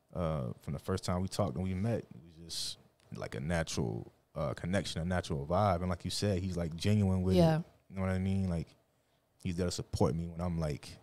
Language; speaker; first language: English; native; English